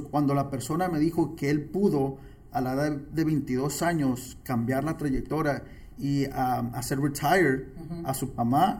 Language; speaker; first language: Spanish; early bilingual, heritage; Spanish